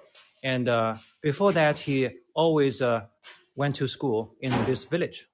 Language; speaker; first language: English; non-native, fluent; Chinese